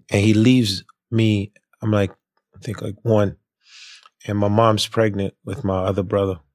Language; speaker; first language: English; early bilingual, other home language; Haitian Creole